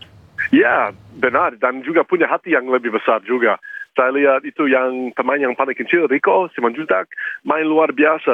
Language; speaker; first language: Indonesian; non-native, fluent; English